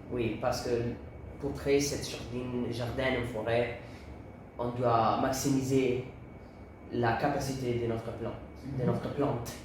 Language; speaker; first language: French; non-native, learner; Italian